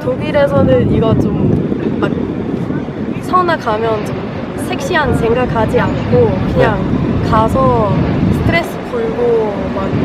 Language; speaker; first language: Korean; non-native, learner; German